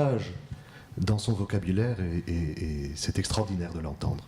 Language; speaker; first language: French; native; French